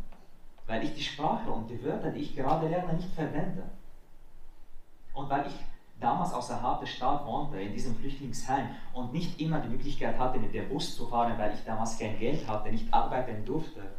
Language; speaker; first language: German; non-native, fluent; Arabic